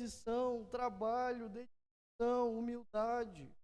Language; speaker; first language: Portuguese; native; Portuguese